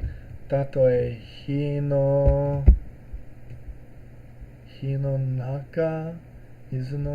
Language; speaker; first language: Japanese; non-native, learner; English